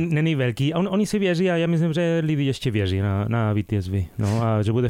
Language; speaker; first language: Czech; non-native, fluent; Spanish